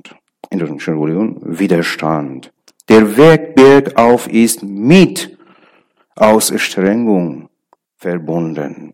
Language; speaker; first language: German; non-native, learner; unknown